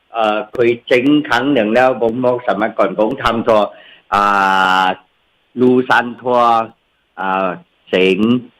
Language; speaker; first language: Thai; non-native, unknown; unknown